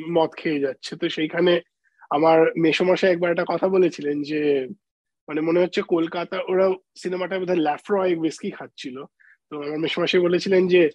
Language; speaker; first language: Bangla; native; Bangla